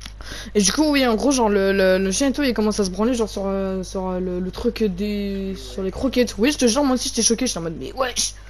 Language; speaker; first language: French; native; French